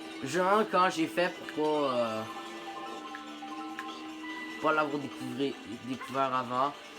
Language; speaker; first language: French; native; French